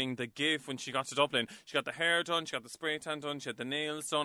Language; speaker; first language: English; native; English